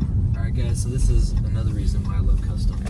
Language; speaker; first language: English; native; English